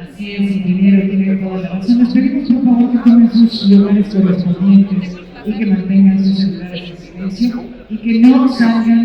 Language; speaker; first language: Spanish; native; Spanish